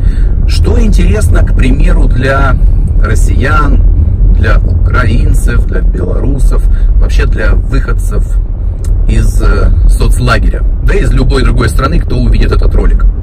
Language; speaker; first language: Russian; native; Russian